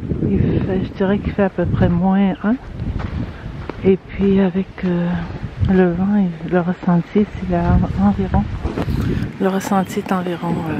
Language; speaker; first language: French; native; French